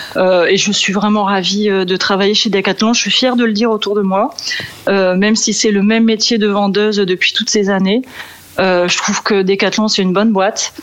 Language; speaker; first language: French; native; French